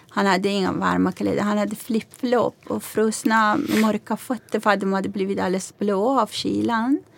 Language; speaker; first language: Swedish; non-native, fluent; Persian